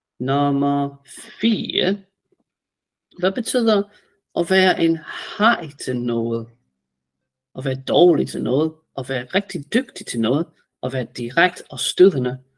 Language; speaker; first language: Danish; native; Danish